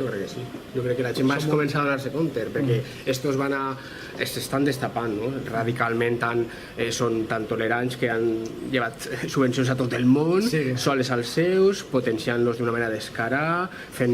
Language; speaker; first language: Catalan; native; Catalan